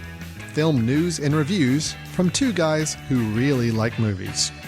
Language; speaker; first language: English; native; English